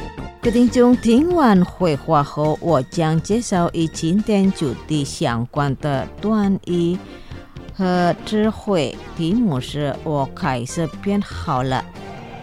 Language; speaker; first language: Chinese; non-native, learner; Indonesian